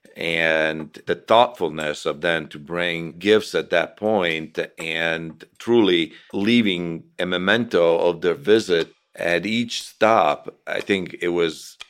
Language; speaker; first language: English; non-native, fluent; Italian